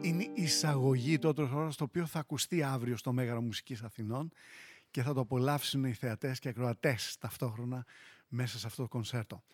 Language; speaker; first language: Greek; native; Greek